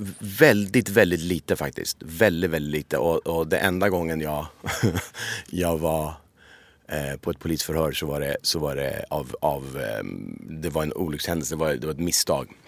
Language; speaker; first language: Swedish; early bilingual, other home language; Persian